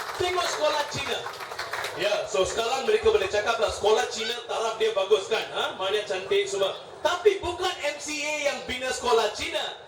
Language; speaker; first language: Malay; non-native, local second language; Tamil